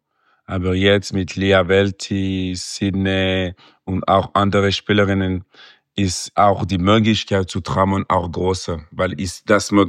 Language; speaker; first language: German; non-native, local second language; French